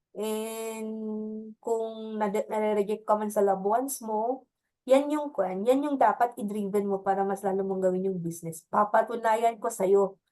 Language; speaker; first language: Filipino; native; Filipino